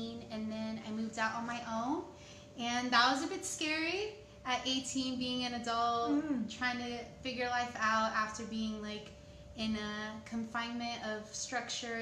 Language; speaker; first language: English; early bilingual, other home language; Spanish